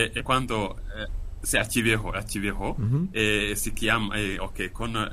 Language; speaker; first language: Italian; non-native, fluent; Kinyarwanda